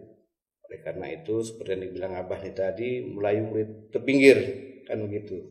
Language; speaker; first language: Indonesian; native; Indonesian